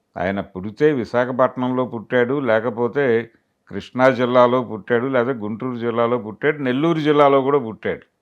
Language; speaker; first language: Telugu; native; Telugu